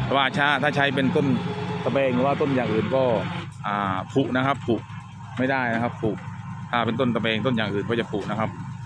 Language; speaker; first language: Thai; non-native, local second language; Northeastern Thai